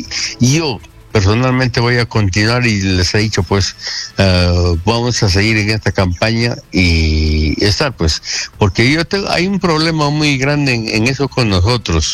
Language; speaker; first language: Spanish; native; Spanish